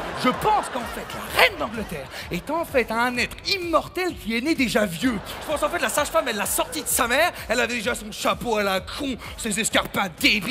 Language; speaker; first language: French; native; French